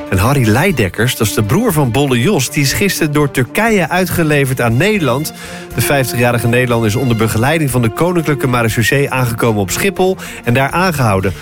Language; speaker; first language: Dutch; native; Dutch